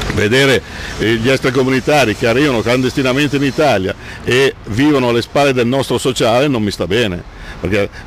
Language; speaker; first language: Italian; native; Italian